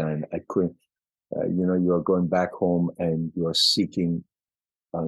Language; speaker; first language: English; non-native, fluent; Persian